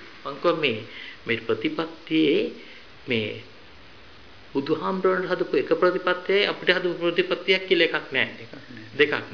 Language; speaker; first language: German; non-native, fluent; Sinhala